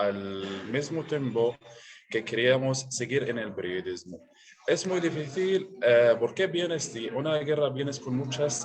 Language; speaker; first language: Spanish; non-native, learner; Arabic